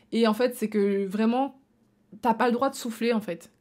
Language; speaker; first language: French; native; French